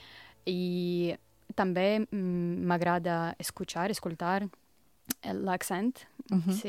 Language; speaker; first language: Catalan; non-native, learner; Russian